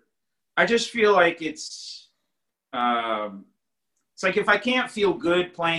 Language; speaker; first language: English; native; English